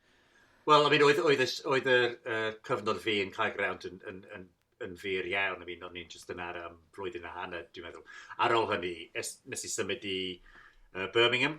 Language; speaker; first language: Welsh; non-native, fluent; English